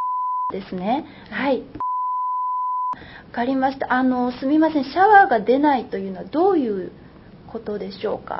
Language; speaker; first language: Japanese; native; Japanese